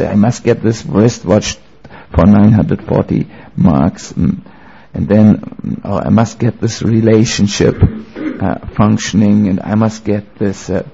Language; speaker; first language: English; non-native, fluent; German